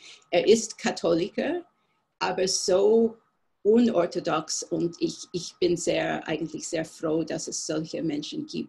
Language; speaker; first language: German; non-native, fluent; English